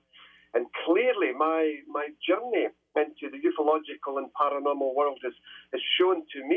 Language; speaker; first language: English; native; English